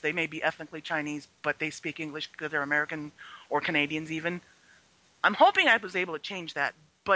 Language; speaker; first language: English; early bilingual, other home language; Chinese